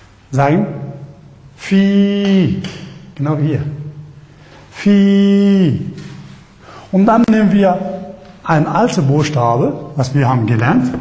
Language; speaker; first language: German; non-native, fluent; Arabic